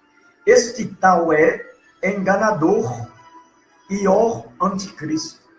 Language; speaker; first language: Portuguese; non-native, learner; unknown